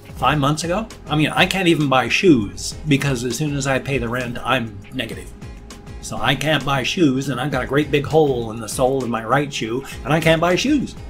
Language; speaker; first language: English; native; English